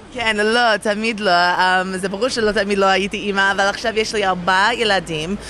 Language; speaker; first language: Hebrew; non-native, learner; English